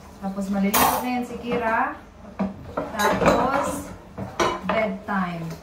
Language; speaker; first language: Filipino; non-native, local second language; Cebuano